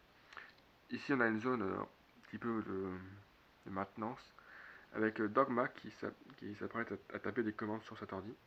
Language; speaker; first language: French; native; French